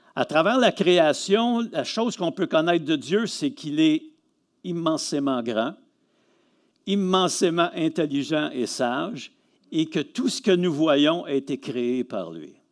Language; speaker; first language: French; native; French